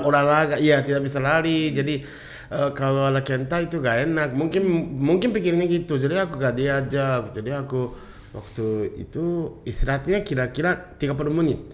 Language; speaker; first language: Indonesian; non-native, learner; Japanese